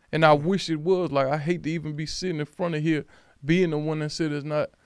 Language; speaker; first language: English; native; English